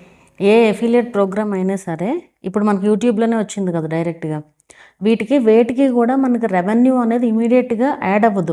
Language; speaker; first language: Telugu; native; Telugu